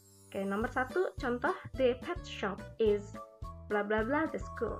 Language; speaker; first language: English; non-native, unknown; Indonesian